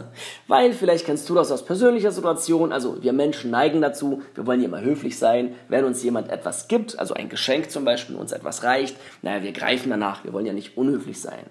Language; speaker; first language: German; native; German